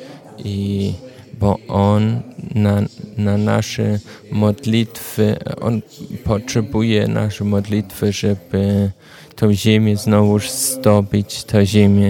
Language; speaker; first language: Polish; non-native, learner; German